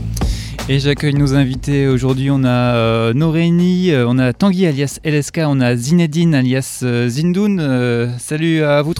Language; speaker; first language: French; native; French